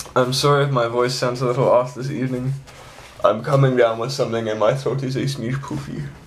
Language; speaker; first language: English; native; English